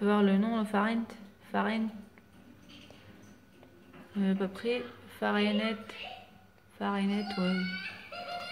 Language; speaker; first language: French; native; French